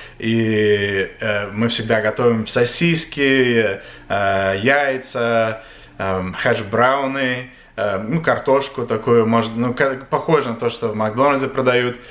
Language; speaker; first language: Russian; non-native, fluent; English